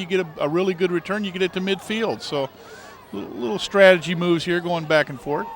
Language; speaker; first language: English; native; English